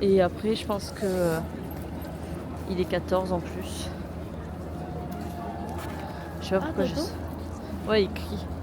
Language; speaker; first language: French; native; French